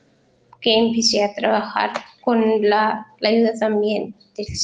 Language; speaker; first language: Spanish; non-native, fluent; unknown